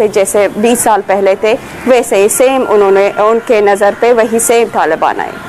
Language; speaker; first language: Hindi; non-native, fluent; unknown